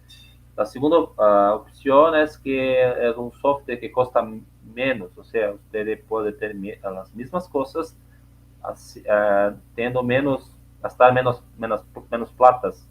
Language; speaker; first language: Spanish; non-native, learner; Portuguese